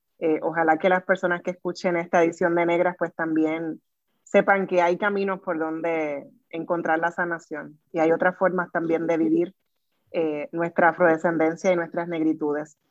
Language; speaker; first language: Spanish; native; Spanish